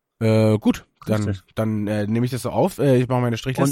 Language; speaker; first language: German; native; German